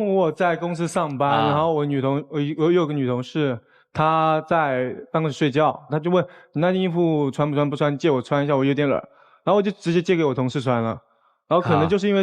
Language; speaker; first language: Chinese; native; Chinese